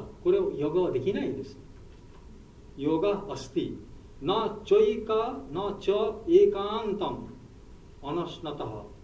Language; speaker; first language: Japanese; non-native, learner; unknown